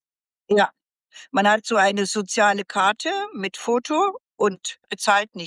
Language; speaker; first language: German; native; German